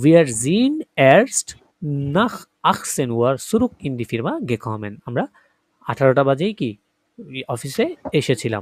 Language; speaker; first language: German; non-native, fluent; Bangla